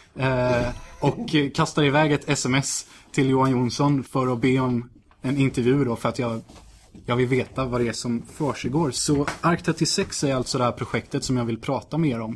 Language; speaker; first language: Swedish; native; Swedish